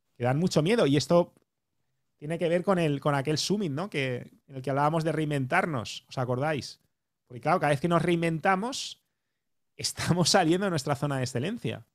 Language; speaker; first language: Spanish; native; Spanish